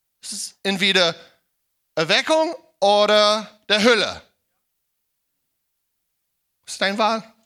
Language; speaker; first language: German; non-native, fluent; English